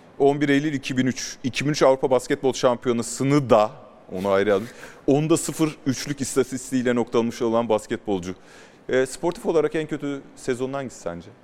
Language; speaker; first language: Turkish; native; Turkish